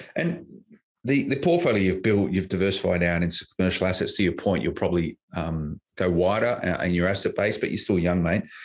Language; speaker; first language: English; native; English